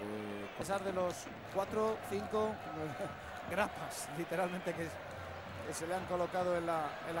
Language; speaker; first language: Spanish; native; Spanish